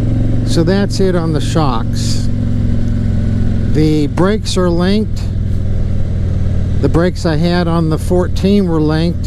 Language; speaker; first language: English; native; English